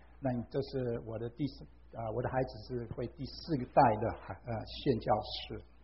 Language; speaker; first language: Chinese; non-native, fluent; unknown